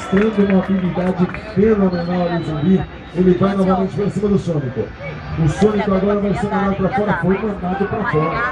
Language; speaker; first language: Portuguese; native; Portuguese